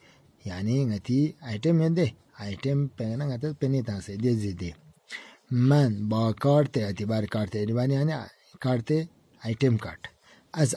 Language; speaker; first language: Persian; non-native, fluent; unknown